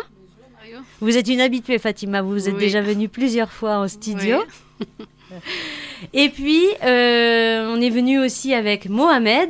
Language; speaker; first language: French; native; French